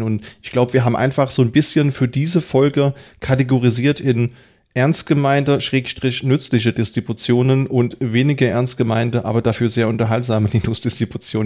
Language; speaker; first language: German; native; German